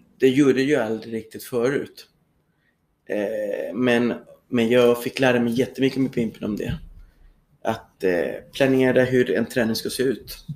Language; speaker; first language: Swedish; non-native, fluent; Spanish